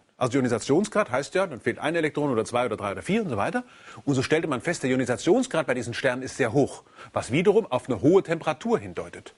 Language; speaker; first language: German; native; German